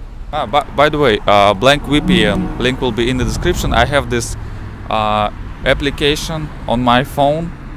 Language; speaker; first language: English; non-native, fluent; Russian